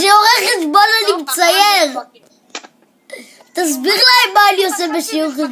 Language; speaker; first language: Hebrew; native; Hebrew